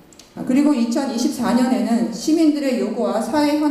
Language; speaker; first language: Korean; native; Korean